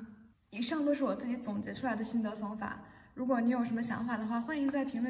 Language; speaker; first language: Chinese; native; Chinese